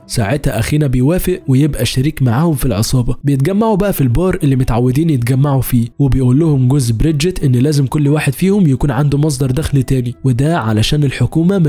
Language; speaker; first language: Arabic; native; Arabic